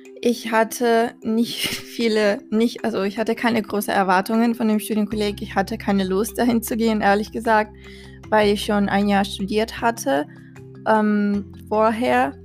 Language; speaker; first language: German; non-native, fluent; Portuguese